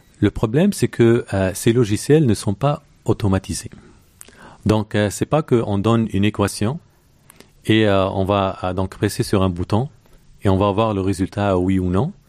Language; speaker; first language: French; non-native, local second language; Arabic